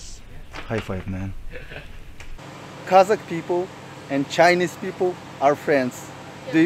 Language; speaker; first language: English; non-native, fluent; Russian